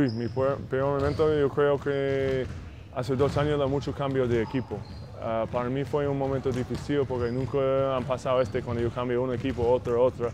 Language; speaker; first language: Spanish; non-native, fluent; English